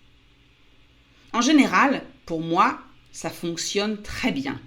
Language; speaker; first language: French; native; French